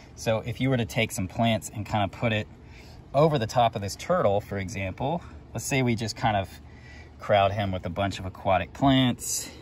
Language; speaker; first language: English; native; English